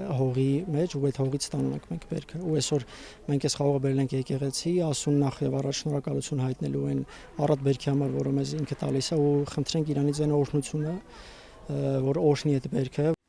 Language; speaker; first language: Armenian; native; Armenian